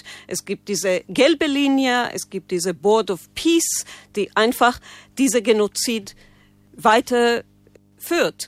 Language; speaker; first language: German; non-native, learner; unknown